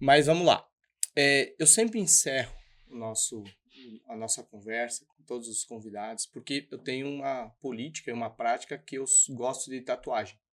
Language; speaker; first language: Portuguese; native; Portuguese